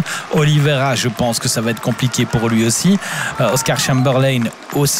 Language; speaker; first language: French; native; French